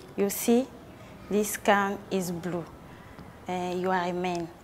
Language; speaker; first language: English; non-native, learner; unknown